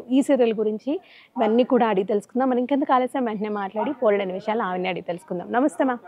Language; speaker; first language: Telugu; native; Telugu